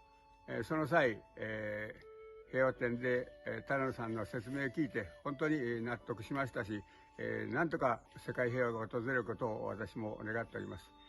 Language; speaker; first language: Japanese; native; Japanese